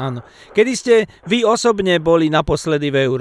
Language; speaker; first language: Slovak; native; Slovak